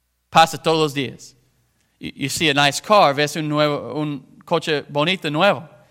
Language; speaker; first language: Spanish; non-native, fluent; English